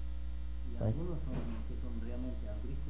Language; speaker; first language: Spanish; non-native, fluent; English